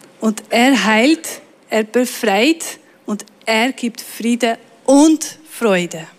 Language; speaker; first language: German; non-native, fluent; Dutch